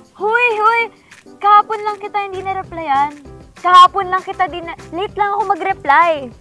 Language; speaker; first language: Filipino; native; Filipino